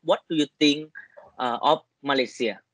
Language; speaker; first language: English; non-native, learner; Thai